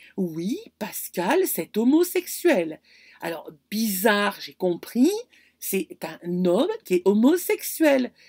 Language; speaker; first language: French; native; French